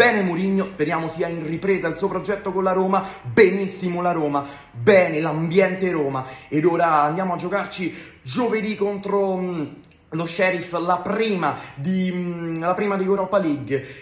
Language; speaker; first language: Italian; native; Italian